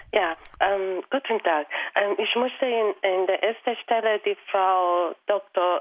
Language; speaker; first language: German; non-native, fluent; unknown